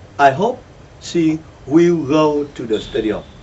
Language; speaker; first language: English; non-native, fluent; Vietnamese